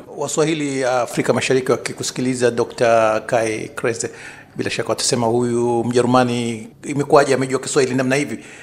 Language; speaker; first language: Swahili; native; Swahili